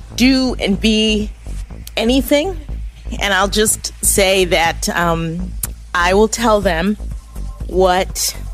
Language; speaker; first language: English; native; English